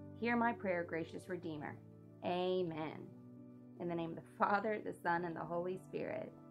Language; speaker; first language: English; native; English